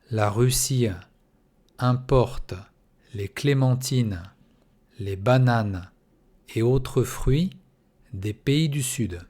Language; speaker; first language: French; non-native, fluent; Russian